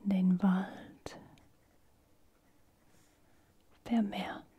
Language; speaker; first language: German; non-native, fluent; English